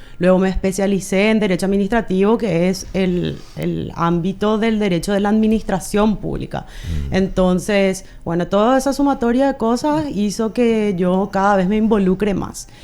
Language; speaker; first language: Spanish; native; Spanish